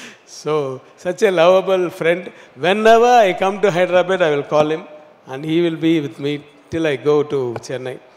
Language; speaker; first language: Telugu; non-native, learner; Tamil